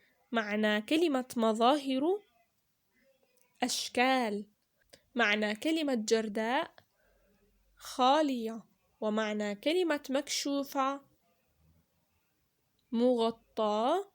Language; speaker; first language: Arabic; native; Arabic